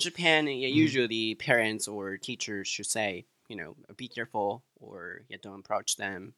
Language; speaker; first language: English; non-native, fluent; Japanese